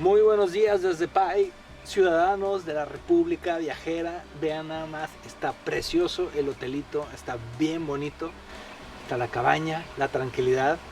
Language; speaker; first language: Spanish; native; Spanish